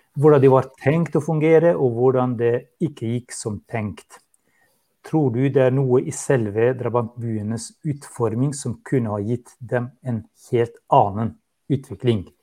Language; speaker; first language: Norwegian; non-native, fluent; Albanian